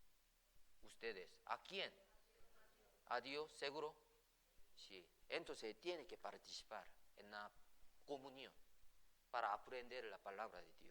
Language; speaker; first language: Spanish; non-native, fluent; Korean